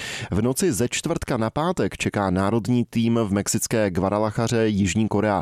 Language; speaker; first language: Czech; native; Czech